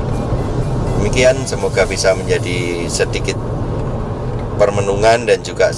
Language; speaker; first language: Indonesian; native; Indonesian